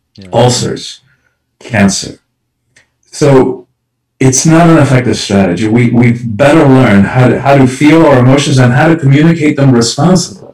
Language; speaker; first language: English; early bilingual, other home language; Spanish